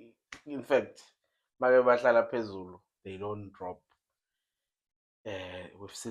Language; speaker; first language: English; non-native, local second language; Zulu